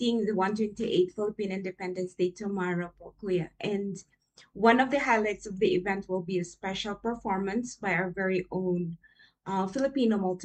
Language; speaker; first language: English; non-native, local second language; Cebuano